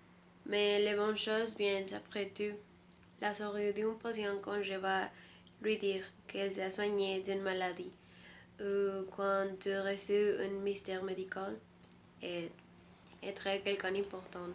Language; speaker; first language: French; non-native, learner; Spanish